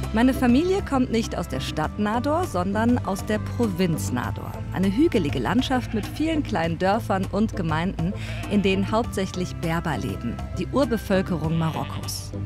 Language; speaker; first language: German; early bilingual, other home language; Riffian